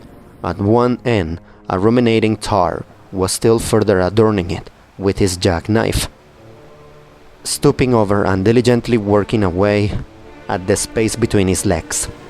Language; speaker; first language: English; non-native, fluent; Spanish